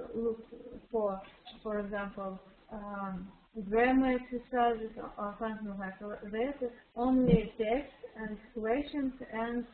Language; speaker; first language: English; non-native, learner; Russian